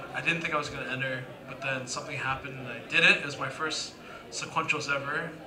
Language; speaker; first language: English; native; English